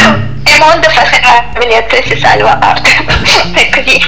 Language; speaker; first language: Italian; non-native, learner; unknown